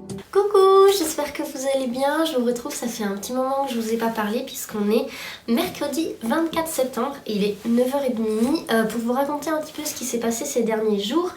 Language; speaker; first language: French; native; French